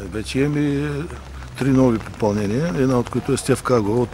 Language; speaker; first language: Bulgarian; native; Bulgarian